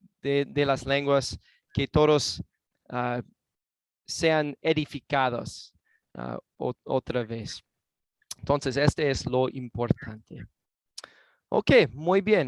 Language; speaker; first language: Spanish; non-native, fluent; English